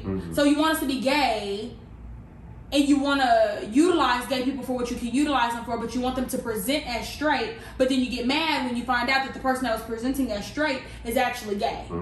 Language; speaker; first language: English; native; English